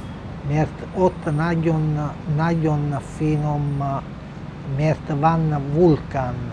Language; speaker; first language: Hungarian; non-native, learner; Italian